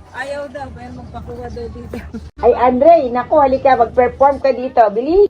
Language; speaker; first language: Filipino; native; Filipino